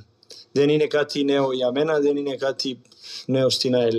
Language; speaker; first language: Greek; non-native, fluent; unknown